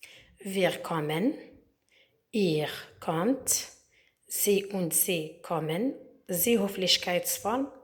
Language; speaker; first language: German; non-native, learner; Arabic